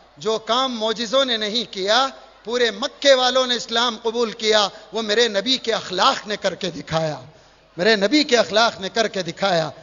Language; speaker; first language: Urdu; native; Urdu